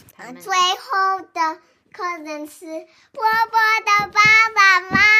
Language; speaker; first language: Chinese; early bilingual, heritage; Chinese